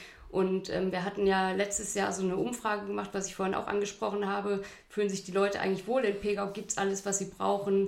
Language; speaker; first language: German; native; German